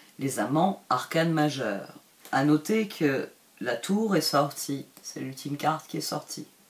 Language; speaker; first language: French; native; French